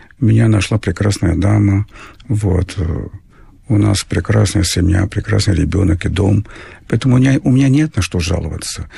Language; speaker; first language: Russian; non-native, fluent; Portuguese